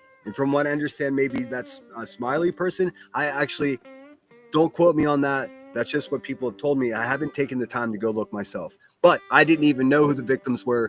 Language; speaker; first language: English; native; English